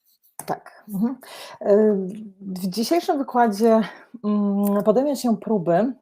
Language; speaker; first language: Polish; native; Polish